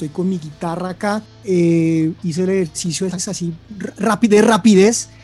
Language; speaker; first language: Spanish; native; Spanish